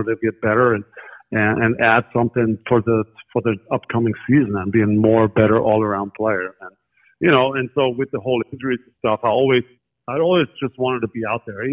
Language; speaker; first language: English; non-native, fluent; German